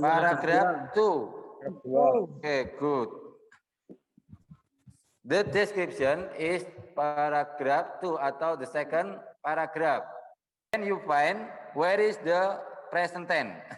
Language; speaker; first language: English; non-native, learner; Indonesian